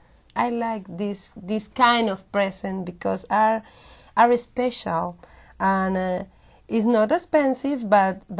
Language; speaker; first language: English; non-native, learner; Spanish